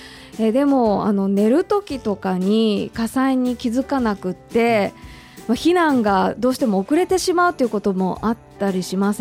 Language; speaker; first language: Japanese; native; Japanese